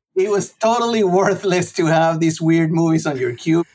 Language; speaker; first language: English; non-native, fluent; Spanish